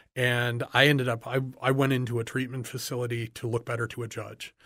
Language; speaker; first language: English; native; English